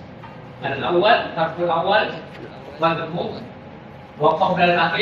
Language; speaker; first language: Arabic; non-native, fluent; Malay